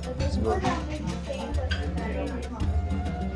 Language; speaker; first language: English; non-native, local second language; Malayalam